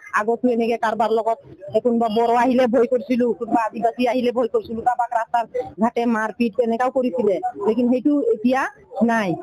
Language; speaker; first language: Assamese; non-native, local second language; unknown